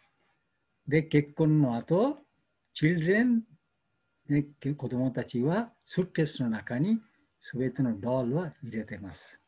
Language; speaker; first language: Japanese; non-native, learner; Bangla